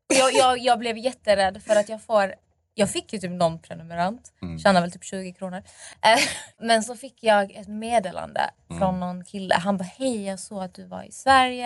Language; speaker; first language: Swedish; native; Swedish